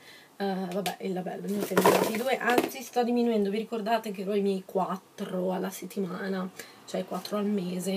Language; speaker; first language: Italian; native; Italian